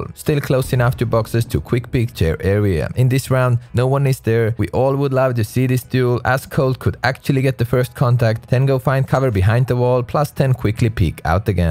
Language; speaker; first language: English; non-native, fluent; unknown